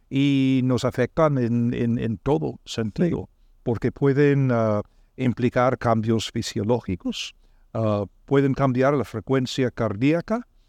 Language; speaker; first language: Spanish; non-native, fluent; English